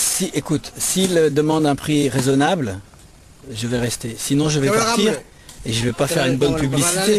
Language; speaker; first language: French; native; French